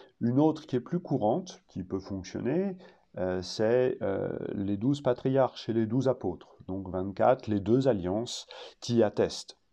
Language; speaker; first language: French; native; French